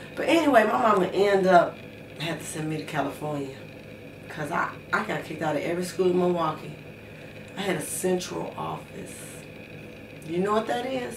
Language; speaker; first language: English; native; English